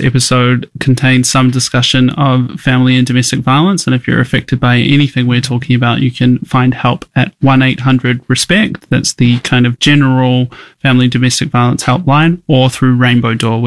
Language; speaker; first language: English; native; English